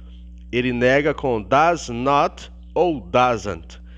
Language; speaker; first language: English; non-native, learner; Portuguese